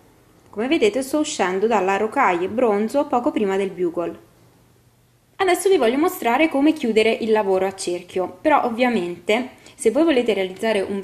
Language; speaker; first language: Italian; native; Italian